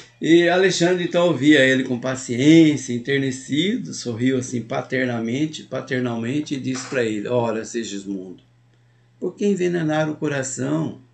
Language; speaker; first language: Portuguese; native; Portuguese